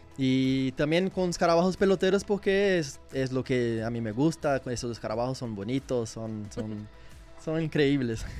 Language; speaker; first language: Spanish; non-native, learner; Portuguese